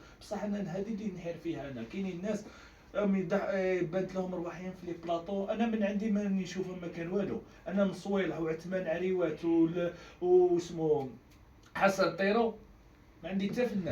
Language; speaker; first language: Arabic; native; Arabic